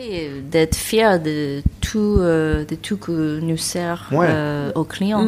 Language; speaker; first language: French; non-native, learner; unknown